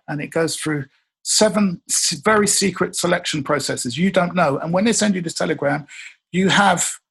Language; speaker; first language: English; native; English